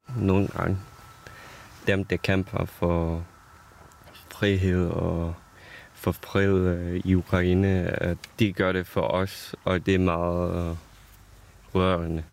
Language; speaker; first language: Danish; non-native, fluent; Ukrainian